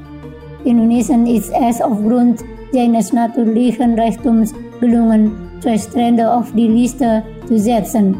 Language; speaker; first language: German; non-native, fluent; Indonesian